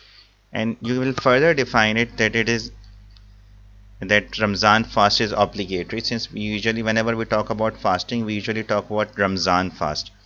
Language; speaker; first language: English; non-native, local second language; Urdu